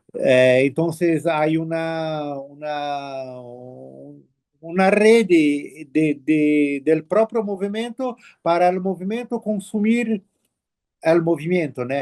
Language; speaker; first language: Spanish; non-native, learner; Portuguese